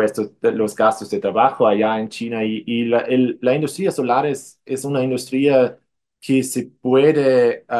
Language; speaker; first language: Spanish; non-native, fluent; German